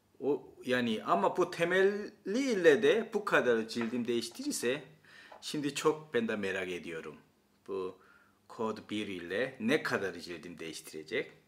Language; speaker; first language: Turkish; non-native, fluent; Korean